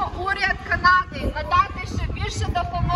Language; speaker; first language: Ukrainian; early bilingual, heritage; Ukrainian